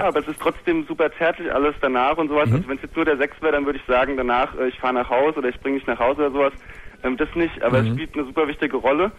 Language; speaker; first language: German; native; German